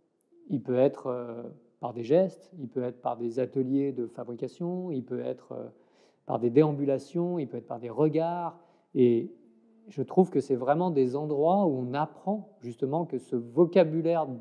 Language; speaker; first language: French; native; French